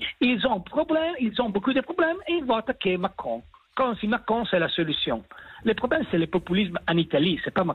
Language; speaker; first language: French; non-native, fluent; Italian